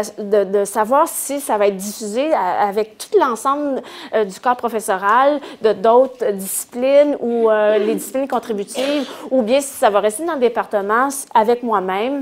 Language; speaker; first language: French; native; French